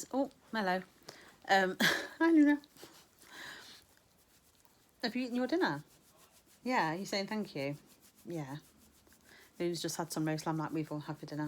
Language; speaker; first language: English; native; English